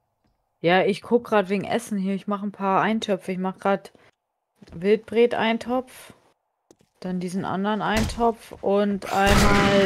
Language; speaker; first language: German; native; German